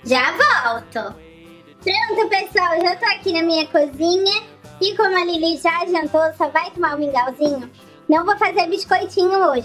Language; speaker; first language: Portuguese; native; Portuguese